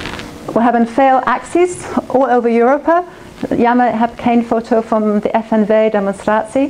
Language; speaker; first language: Dutch; non-native, learner; English